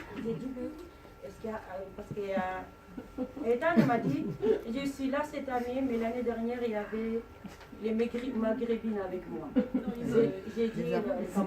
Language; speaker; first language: French; non-native, learner; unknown